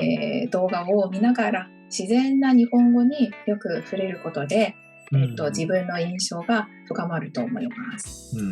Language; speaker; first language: Japanese; non-native, fluent; Chinese